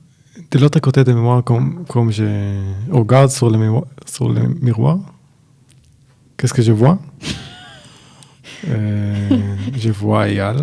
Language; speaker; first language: French; non-native, learner; Hebrew